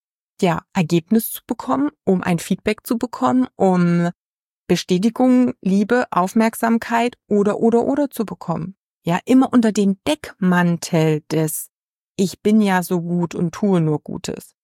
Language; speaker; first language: German; native; German